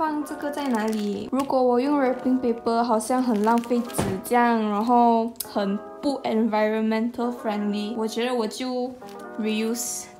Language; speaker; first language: Chinese; non-native, local second language; Malay